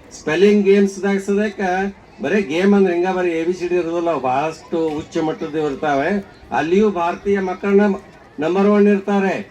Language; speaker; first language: Kannada; native; Kannada